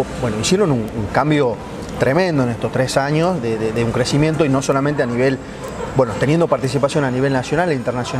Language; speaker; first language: Spanish; native; Spanish